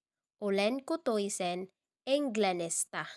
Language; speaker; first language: Finnish; non-native, learner; Cebuano